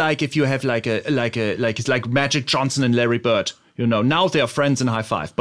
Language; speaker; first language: English; non-native, fluent; German